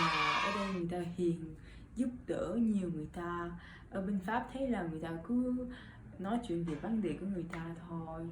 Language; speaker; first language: Vietnamese; early bilingual, heritage; French